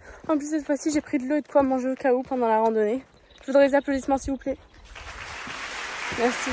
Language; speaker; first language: French; native; French